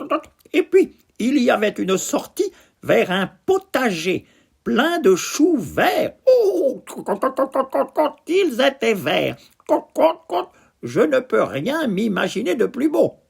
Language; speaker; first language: French; native; French